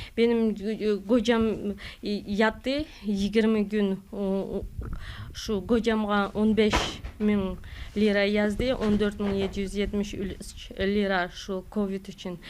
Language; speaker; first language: Turkish; non-native, learner; Kazakh